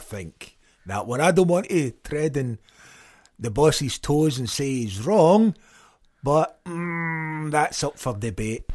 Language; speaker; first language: English; native; English